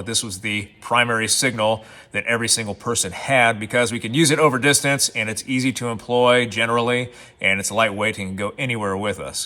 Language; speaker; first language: English; native; English